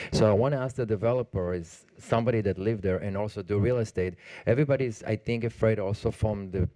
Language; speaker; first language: English; non-native, learner; Hebrew